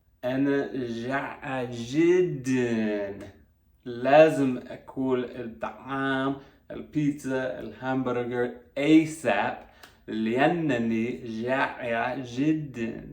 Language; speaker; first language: Arabic; non-native, fluent; English